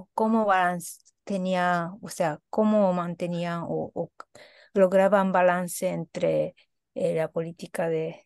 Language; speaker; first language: Spanish; non-native, fluent; Japanese